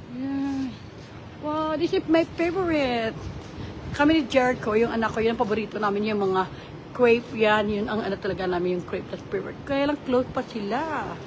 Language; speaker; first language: Filipino; native; Filipino